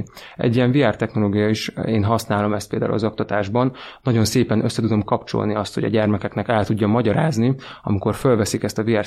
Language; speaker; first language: Hungarian; native; Hungarian